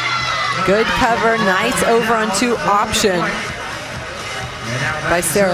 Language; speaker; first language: English; native; English